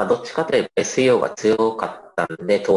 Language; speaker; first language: Japanese; native; Japanese